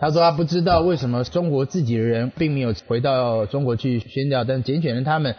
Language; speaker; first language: Chinese; native; Chinese